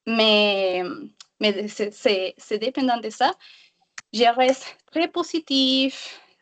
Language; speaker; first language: French; non-native, learner; Spanish